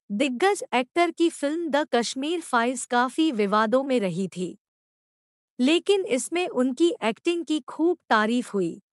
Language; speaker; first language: Hindi; native; Hindi